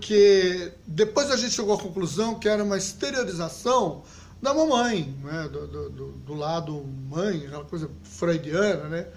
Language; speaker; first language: Portuguese; native; Portuguese